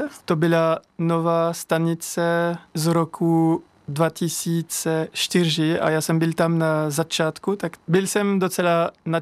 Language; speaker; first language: Czech; non-native, learner; French